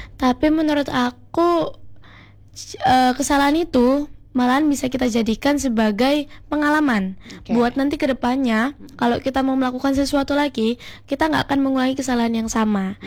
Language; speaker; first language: Indonesian; native; Indonesian